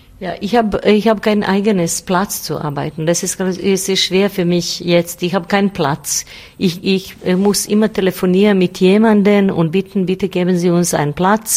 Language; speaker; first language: German; non-native, learner; Bosnian